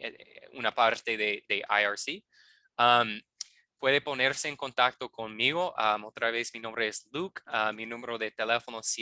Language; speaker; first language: Spanish; non-native, fluent; English